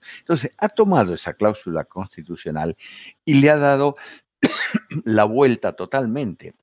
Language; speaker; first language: Spanish; native; Spanish